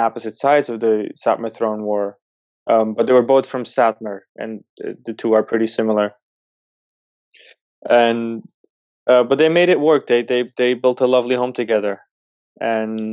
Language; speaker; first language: English; early bilingual, other home language; Yiddish